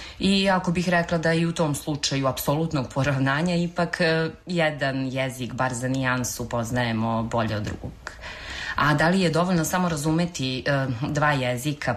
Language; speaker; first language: Serbian; native; Serbian